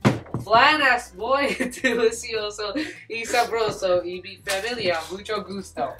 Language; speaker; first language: Spanish; non-native, learner; English